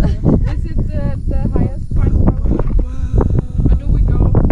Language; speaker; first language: English; non-native, fluent; German